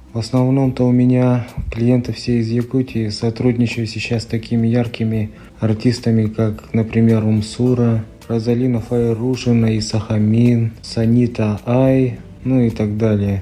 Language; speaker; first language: Russian; non-native, local second language; Yakut